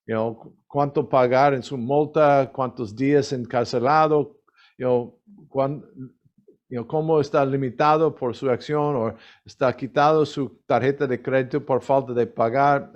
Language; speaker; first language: Spanish; non-native, learner; English